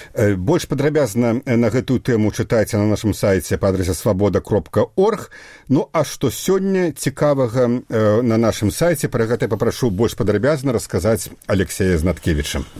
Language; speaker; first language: Belarusian; native; Belarusian